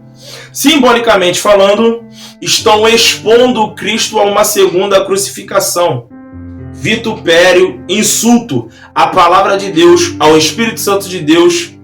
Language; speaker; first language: Portuguese; native; Portuguese